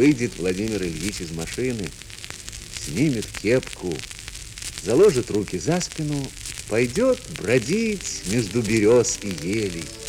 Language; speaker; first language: Russian; native; Russian